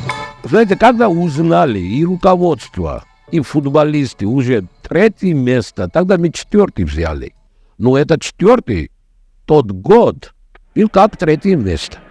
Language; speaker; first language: Russian; non-native, local second language; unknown